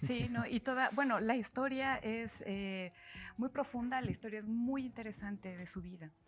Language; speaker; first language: Spanish; native; Spanish